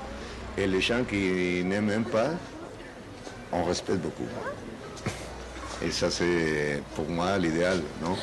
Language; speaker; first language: French; non-native, learner; Spanish